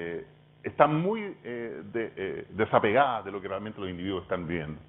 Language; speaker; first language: Spanish; native; Spanish